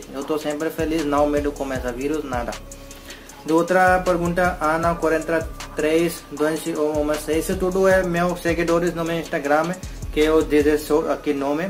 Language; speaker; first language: Portuguese; non-native, learner; Hindi